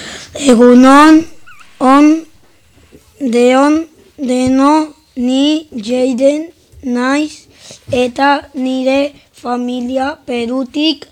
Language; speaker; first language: Basque; non-native, learner; Spanish